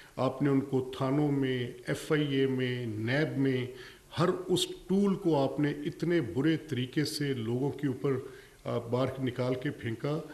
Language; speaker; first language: Urdu; non-native, local second language; Punjabi